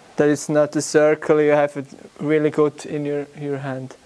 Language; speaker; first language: English; non-native, learner; German